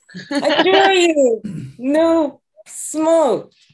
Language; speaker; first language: English; non-native, learner; Korean